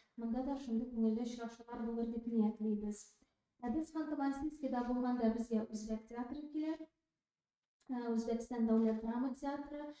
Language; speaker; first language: Tatar; native; Tatar